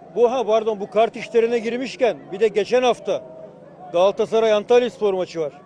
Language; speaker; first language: Turkish; native; Turkish